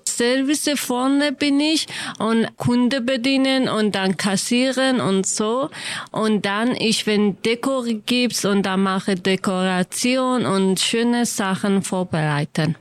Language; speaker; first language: German; non-native, learner; Kurdish